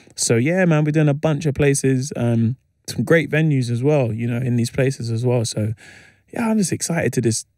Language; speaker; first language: English; native; English